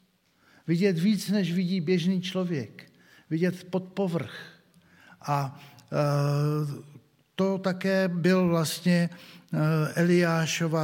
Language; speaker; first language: Czech; native; Czech